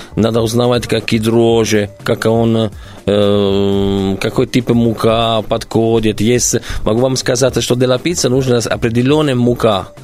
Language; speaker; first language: Russian; non-native, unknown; Italian